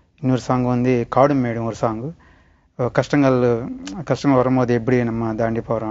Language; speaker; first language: Tamil; native; Tamil